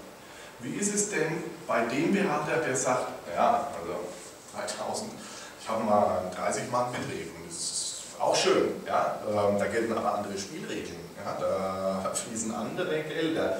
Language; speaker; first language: German; native; German